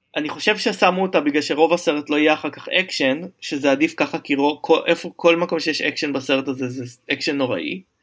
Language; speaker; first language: Hebrew; native; Hebrew